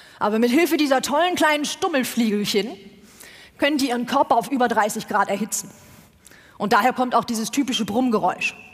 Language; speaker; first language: German; native; German